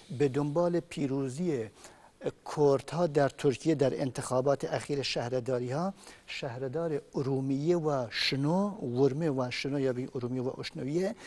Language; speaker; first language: Persian; non-native, local second language; Kurdish